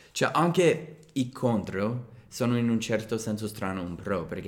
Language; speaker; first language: Italian; non-native, fluent; English